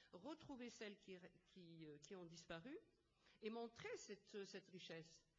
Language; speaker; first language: French; non-native, local second language; Arabic